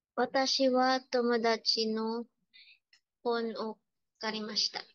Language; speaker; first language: Japanese; non-native, learner; Filipino